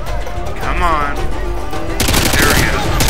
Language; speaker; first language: English; native; English